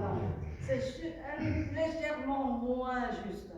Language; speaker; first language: French; non-native, fluent; Vietnamese